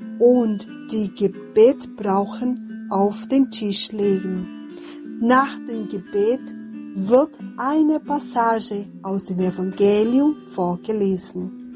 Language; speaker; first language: German; non-native, fluent; Portuguese